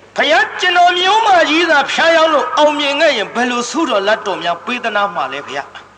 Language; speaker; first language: Burmese; native; Burmese